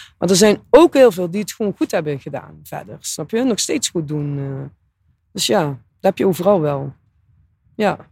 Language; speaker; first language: Dutch; native; Dutch